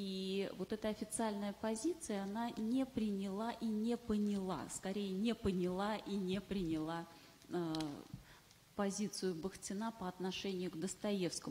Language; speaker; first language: Russian; native; Russian